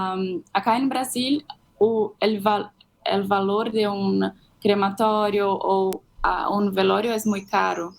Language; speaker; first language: Spanish; non-native, fluent; Portuguese